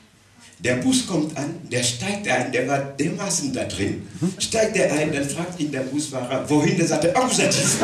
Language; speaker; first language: German; non-native, local second language; Wolof